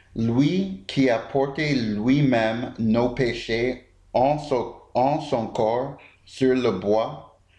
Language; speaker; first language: French; non-native, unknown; English